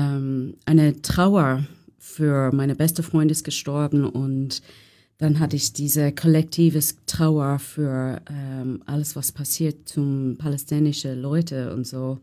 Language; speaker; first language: German; non-native, learner; English